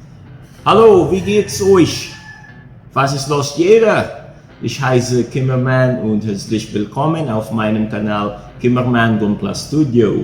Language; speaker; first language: German; non-native, learner; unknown